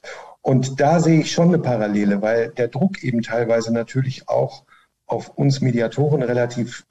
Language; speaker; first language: German; native; German